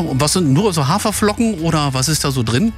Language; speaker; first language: German; native; German